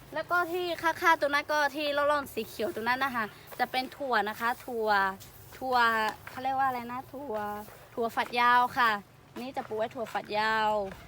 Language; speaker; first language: Thai; non-native, local second language; Lahu